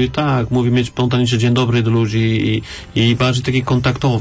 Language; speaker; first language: Polish; non-native, learner; French